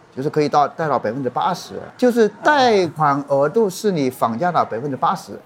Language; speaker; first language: Chinese; native; Chinese